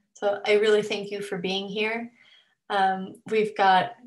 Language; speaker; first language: English; native; English